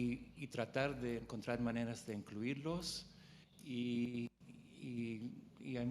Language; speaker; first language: Spanish; non-native, fluent; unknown